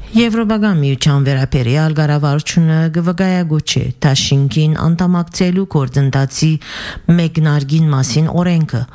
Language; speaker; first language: Armenian; early bilingual, heritage; Armenian